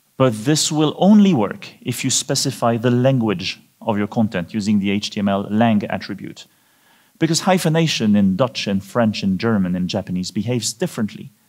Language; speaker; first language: English; non-native, fluent; French